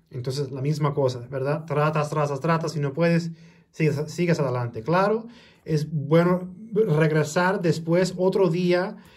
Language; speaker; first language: Spanish; early bilingual, heritage; Spanish